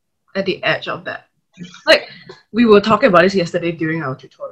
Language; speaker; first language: English; non-native, local second language; Chinese